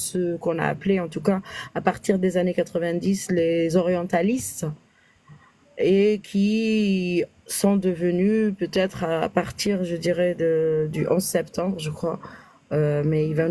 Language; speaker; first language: French; native; French